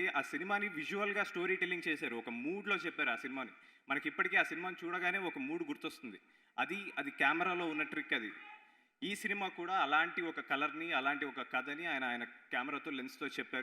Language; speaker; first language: Telugu; native; Telugu